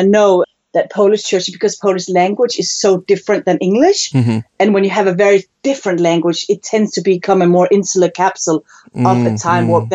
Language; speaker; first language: English; non-native, fluent; Danish